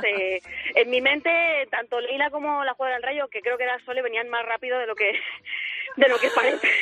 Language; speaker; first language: Spanish; native; Spanish